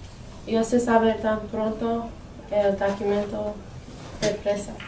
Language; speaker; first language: Spanish; non-native, learner; English